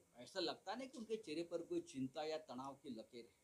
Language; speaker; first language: Hindi; non-native, local second language; Marathi